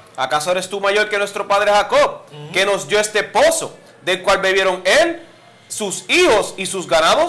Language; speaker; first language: Spanish; native; Spanish